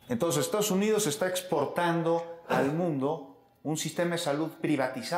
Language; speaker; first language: Spanish; native; Spanish